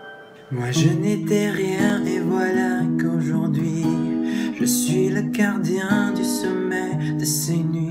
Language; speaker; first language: French; non-native, fluent; Chinese